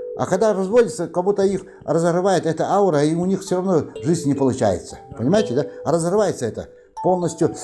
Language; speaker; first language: Russian; non-native, local second language; Yakut